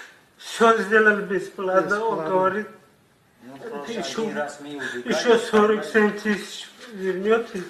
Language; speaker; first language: Russian; non-native, learner; Tajik